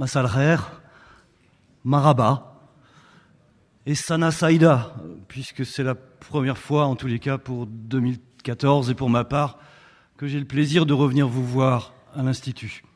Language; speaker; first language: French; native; French